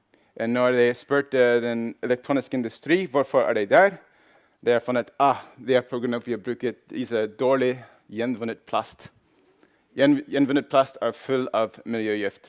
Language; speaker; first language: Norwegian; non-native, fluent; English